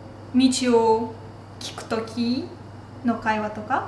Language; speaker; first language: Japanese; non-native, fluent; Russian